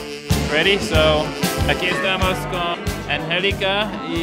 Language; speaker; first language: Spanish; non-native, learner; English